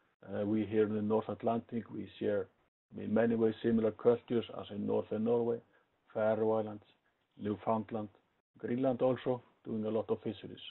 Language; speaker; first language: English; non-native, fluent; Icelandic